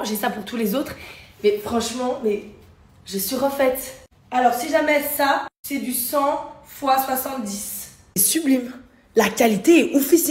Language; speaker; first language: French; native; French